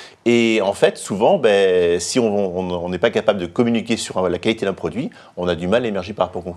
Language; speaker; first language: French; native; French